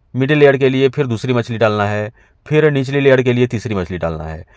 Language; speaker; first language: Hindi; native; Hindi